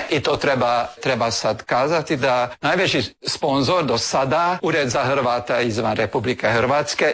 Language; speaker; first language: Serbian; early bilingual, heritage; Serbian